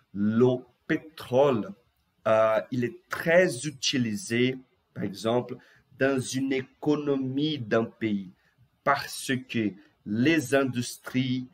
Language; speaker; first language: French; non-native, fluent; Portuguese